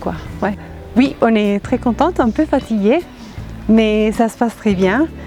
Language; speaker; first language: French; non-native, fluent; Spanish